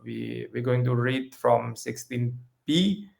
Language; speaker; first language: English; non-native, fluent; Indonesian